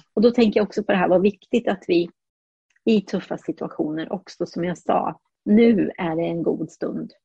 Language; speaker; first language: Swedish; early bilingual, heritage; Swedish